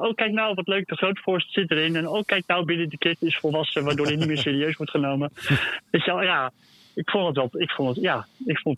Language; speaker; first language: Dutch; native; Dutch